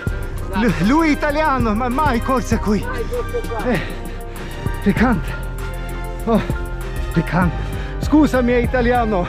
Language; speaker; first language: Italian; non-native, learner; Swedish